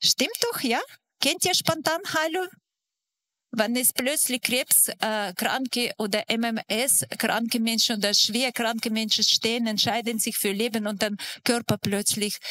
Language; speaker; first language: German; non-native, fluent; Russian